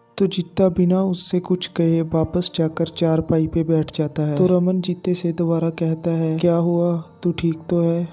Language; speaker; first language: Hindi; non-native, local second language; Punjabi